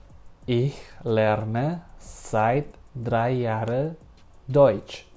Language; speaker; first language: German; non-native, learner; Indonesian